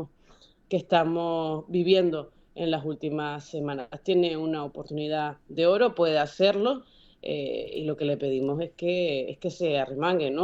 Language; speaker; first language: Spanish; native; Spanish